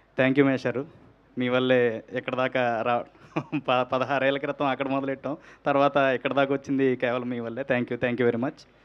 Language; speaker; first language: Telugu; native; Telugu